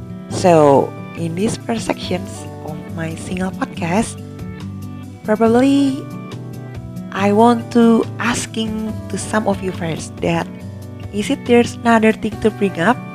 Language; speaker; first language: English; non-native, learner; Indonesian